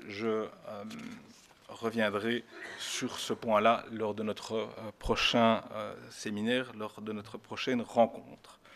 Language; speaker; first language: French; native; French